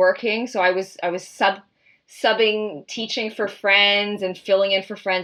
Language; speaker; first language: English; native; English